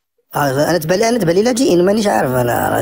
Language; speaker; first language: Arabic; native; Arabic